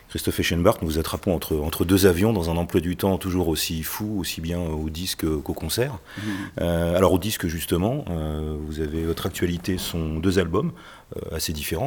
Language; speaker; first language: French; native; French